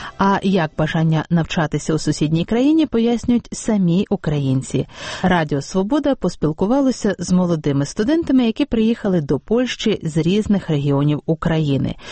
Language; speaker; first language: Ukrainian; native; Ukrainian